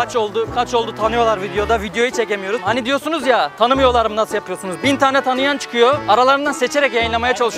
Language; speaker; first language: Turkish; native; Turkish